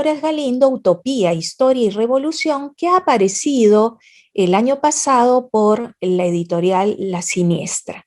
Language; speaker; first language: Spanish; native; Spanish